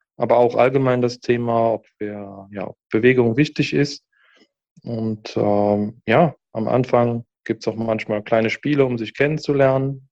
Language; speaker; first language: German; native; German